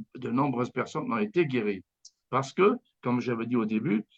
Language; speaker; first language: French; native; French